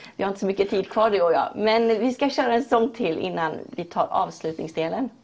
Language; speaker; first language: Swedish; native; Swedish